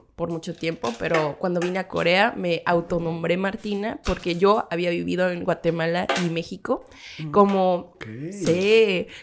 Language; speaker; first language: Spanish; non-native, fluent; Korean